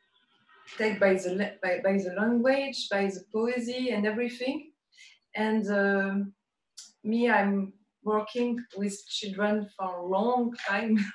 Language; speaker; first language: English; non-native, learner; French